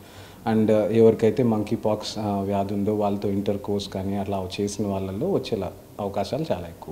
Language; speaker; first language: Telugu; native; Telugu